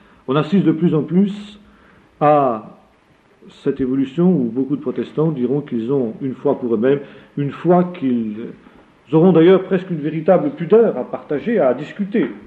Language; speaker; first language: French; native; French